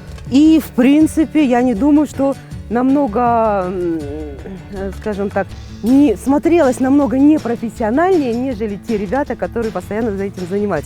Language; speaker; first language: Russian; native; Russian